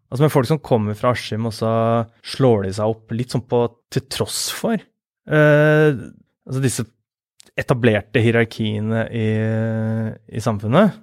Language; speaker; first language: Norwegian; native; Norwegian